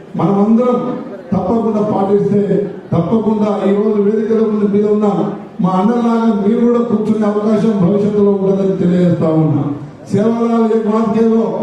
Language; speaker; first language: Telugu; non-native, local second language; Lambadi